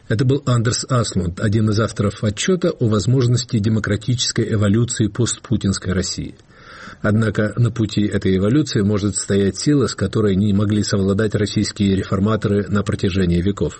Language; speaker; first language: Russian; native; Russian